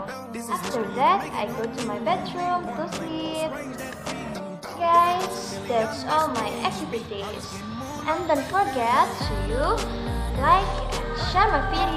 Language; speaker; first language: English; non-native, learner; Indonesian